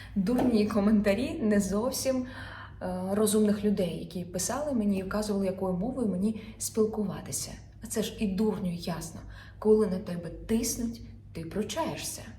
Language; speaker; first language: Ukrainian; non-native, local second language; Russian